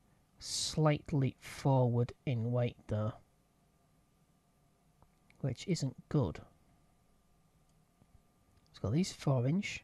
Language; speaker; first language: English; native; English